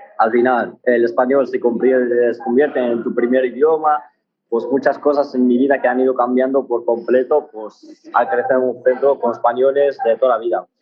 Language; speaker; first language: Spanish; early bilingual, other home language; Arabic